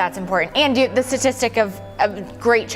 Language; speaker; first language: English; native; English